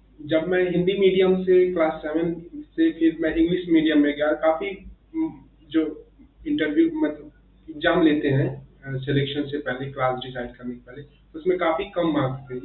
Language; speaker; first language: Hindi; native; Hindi